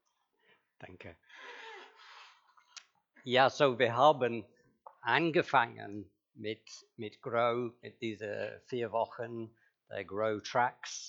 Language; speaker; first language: German; non-native, fluent; English